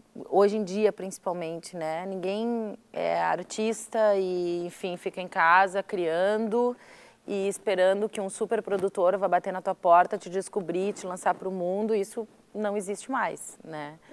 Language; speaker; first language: Portuguese; native; Portuguese